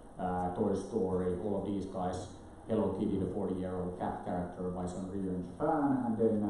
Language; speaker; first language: English; non-native, fluent; Finnish